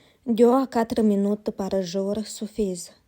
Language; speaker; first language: French; non-native, learner; Romanian